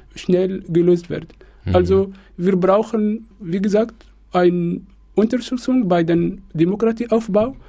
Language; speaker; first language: German; non-native, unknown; Arabic